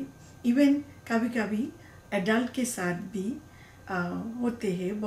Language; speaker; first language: Hindi; non-native, learner; Bangla